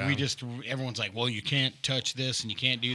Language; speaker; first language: English; native; English